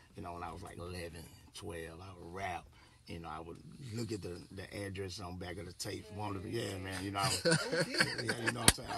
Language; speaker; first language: English; native; English